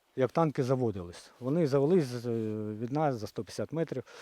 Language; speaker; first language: Ukrainian; native; Ukrainian